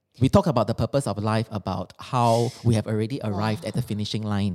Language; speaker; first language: English; non-native, local second language; Chinese